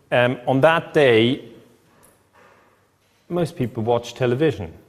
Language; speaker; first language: English; non-native, fluent; German